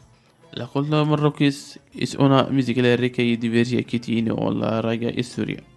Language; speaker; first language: Spanish; non-native, learner; Arabic